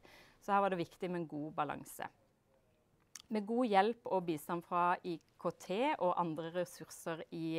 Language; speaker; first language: Norwegian; native; Norwegian